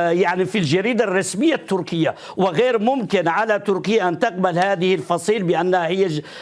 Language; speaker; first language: Arabic; non-native, fluent; Turkish